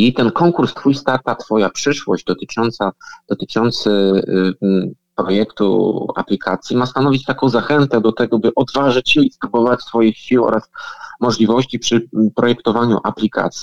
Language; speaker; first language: Polish; native; Polish